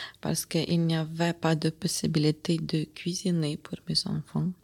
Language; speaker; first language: French; non-native, learner; Ukrainian